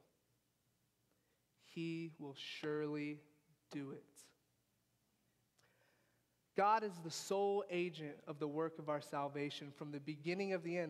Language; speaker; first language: English; native; English